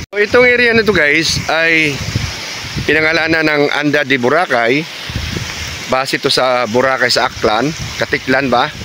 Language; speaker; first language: Filipino; non-native, local second language; Cebuano